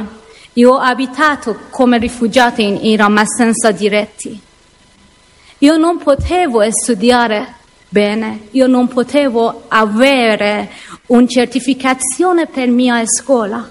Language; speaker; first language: Italian; non-native, learner; Persian